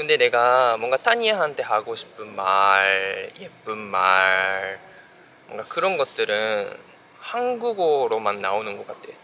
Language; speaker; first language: Korean; non-native, fluent; Japanese